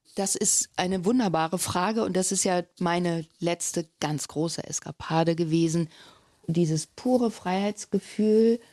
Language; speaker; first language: German; native; German